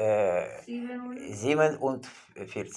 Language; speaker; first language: German; non-native, learner; Ukrainian